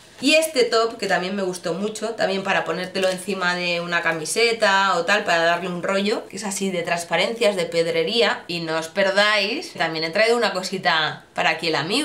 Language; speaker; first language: Spanish; native; Spanish